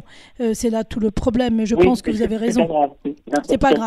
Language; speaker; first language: French; native; French